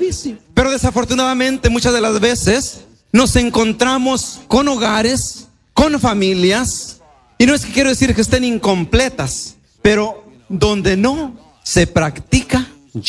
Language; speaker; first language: Spanish; native; Spanish